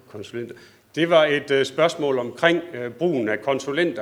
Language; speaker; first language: Danish; native; Danish